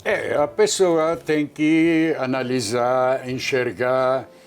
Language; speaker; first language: Portuguese; non-native, fluent; Arabic